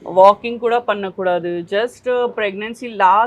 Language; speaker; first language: Tamil; non-native, fluent; Gujarati